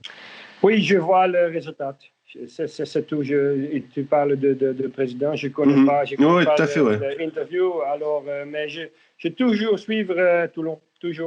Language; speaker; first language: French; non-native, learner; Dutch